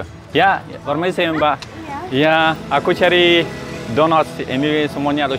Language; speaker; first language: Indonesian; non-native, learner; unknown